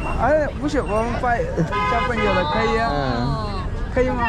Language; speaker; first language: Chinese; non-native, learner; Malayalam